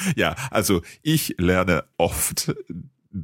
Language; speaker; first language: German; non-native, learner; English